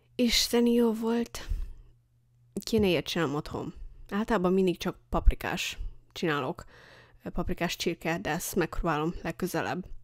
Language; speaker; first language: Hungarian; early bilingual, heritage; Hungarian